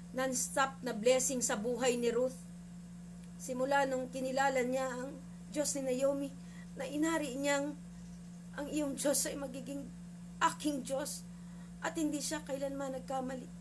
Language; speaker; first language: Filipino; native; Filipino